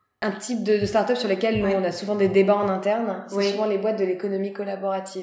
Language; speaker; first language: French; native; French